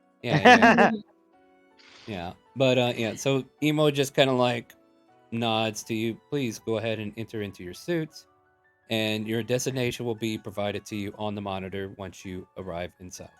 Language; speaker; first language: English; native; English